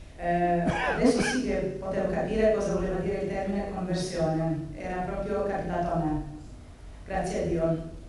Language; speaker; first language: Italian; non-native, fluent; Albanian